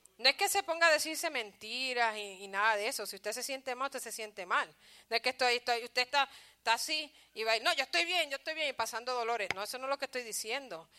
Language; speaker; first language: Spanish; early bilingual, heritage; Spanish